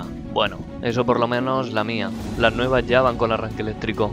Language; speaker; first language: Spanish; native; Spanish